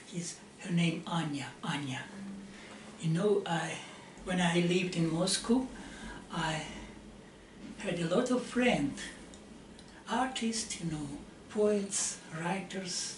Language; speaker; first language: English; non-native, learner; Russian